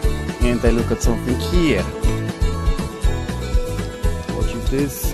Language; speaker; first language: English; non-native, learner; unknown